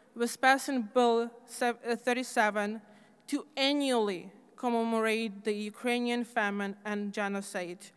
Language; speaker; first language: English; native; English